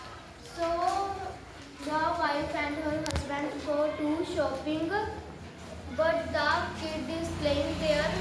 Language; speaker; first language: English; non-native, learner; Hindi